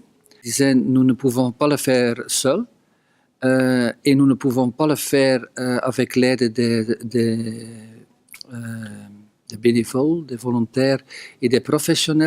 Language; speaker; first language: French; non-native, local second language; Dutch